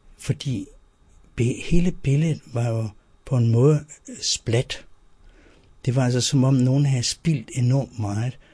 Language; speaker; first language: Danish; native; Danish